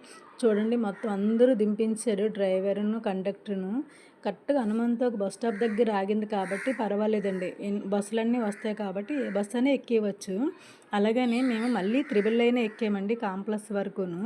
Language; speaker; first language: Telugu; native; Telugu